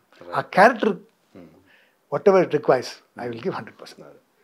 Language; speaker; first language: Telugu; non-native, fluent; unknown